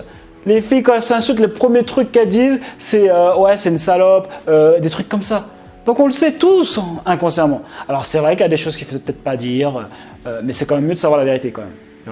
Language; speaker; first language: French; native; French